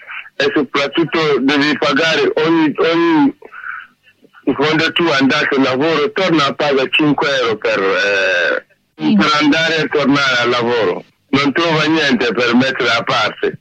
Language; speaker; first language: Italian; non-native, learner; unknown